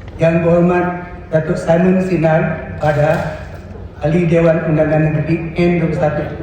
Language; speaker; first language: Malay; non-native, local second language; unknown